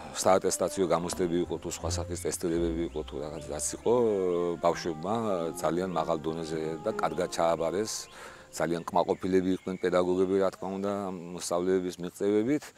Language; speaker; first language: Georgian; native; Georgian